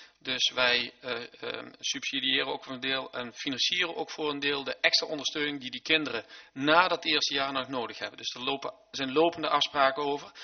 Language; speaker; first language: Dutch; native; Dutch